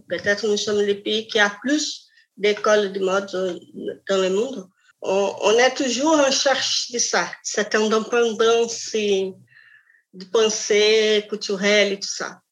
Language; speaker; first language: French; non-native, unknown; Portuguese